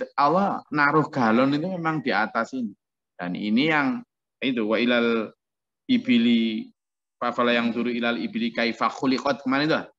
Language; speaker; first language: Indonesian; non-native, local second language; Javanese